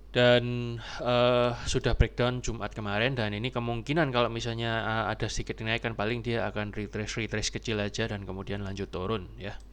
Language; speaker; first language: Indonesian; native; Indonesian